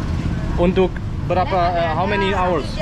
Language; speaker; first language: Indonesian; non-native, learner; German